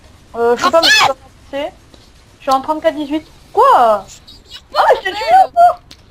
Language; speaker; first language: French; native; French